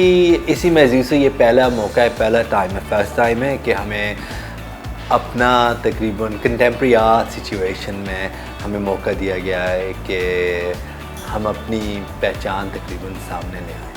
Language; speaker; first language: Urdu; early bilingual, heritage; Urdu